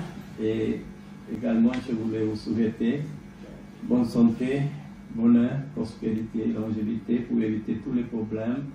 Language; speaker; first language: French; non-native, learner; Sinhala